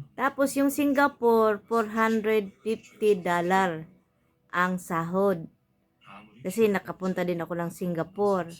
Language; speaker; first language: Filipino; native; Filipino